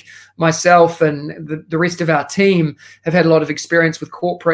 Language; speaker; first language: English; native; English